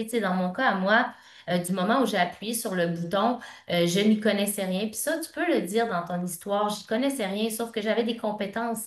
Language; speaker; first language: French; native; French